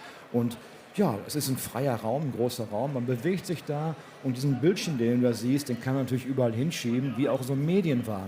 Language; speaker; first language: German; native; German